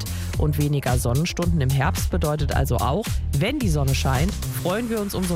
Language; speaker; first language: German; native; German